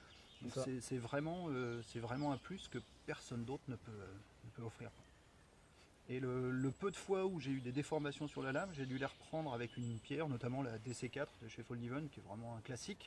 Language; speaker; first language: French; native; French